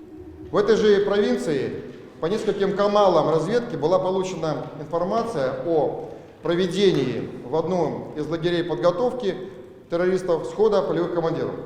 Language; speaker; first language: Russian; native; Russian